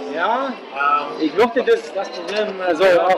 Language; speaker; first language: German; non-native, learner; English